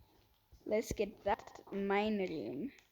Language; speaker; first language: English; native; English